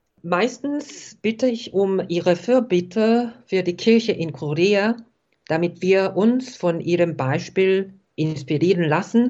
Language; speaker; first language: German; non-native, fluent; Korean